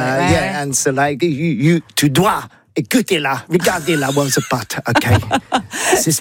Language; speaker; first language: French; non-native, learner; English